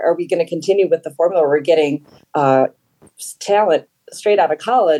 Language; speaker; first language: English; native; English